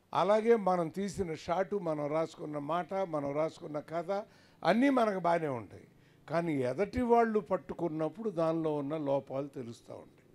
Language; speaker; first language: Telugu; native; Telugu